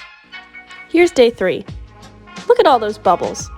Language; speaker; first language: English; native; English